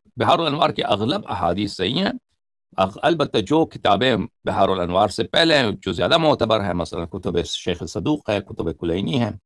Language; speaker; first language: Urdu; non-native, fluent; Persian